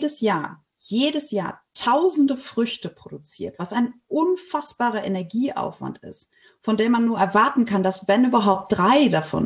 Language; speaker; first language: German; native; German